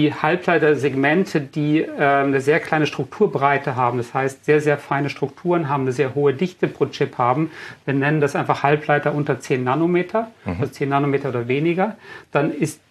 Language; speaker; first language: German; native; German